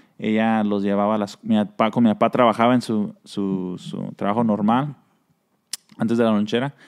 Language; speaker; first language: Spanish; early bilingual, heritage; Spanish